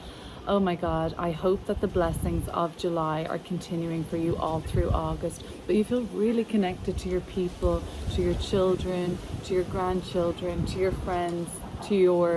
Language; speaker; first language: English; native; English